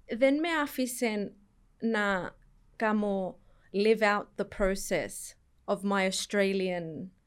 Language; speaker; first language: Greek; early bilingual, heritage; Greek